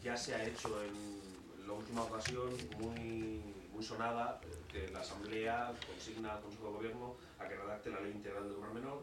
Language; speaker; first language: Spanish; native; Spanish